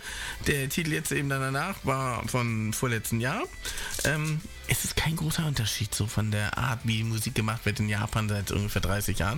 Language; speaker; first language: German; native; German